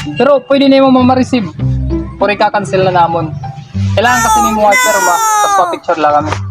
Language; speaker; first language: Filipino; non-native, local second language; Waray